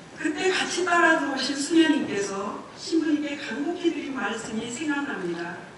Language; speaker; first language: Korean; native; Korean